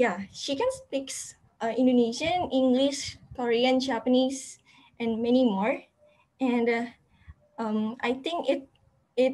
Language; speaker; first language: English; non-native, fluent; Indonesian